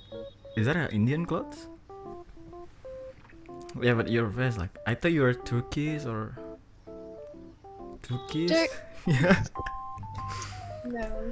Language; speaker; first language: English; non-native, fluent; Indonesian